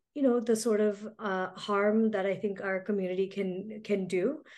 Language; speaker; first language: English; early bilingual, other home language; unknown